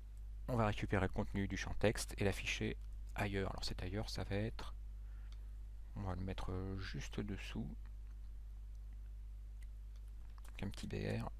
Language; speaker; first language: French; native; French